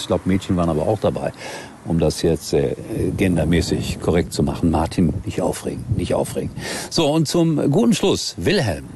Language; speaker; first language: German; native; German